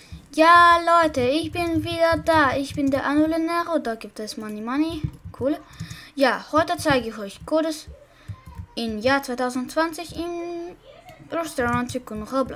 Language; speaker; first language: German; non-native, learner; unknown